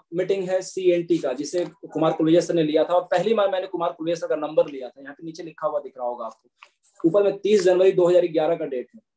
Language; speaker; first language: Hindi; native; Hindi